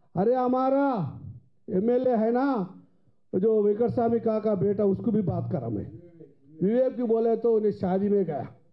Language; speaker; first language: Hindi; non-native, local second language; Telugu